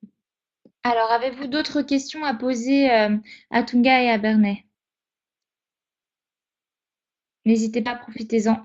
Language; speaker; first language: French; native; French